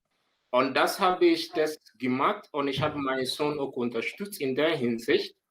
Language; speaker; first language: German; non-native, learner; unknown